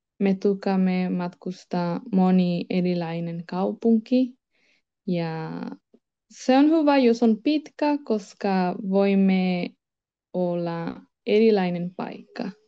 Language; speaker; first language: Finnish; non-native, learner; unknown